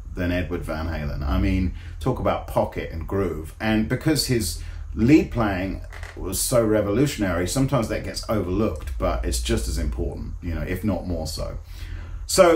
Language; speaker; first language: English; native; English